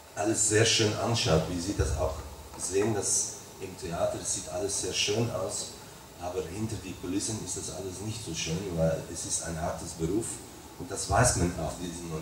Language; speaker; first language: German; non-native, fluent; Dutch